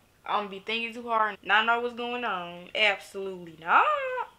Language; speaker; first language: English; native; English